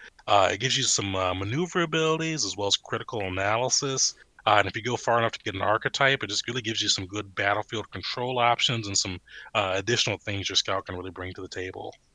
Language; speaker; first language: English; native; English